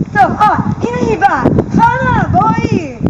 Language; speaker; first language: Hebrew; non-native, learner; English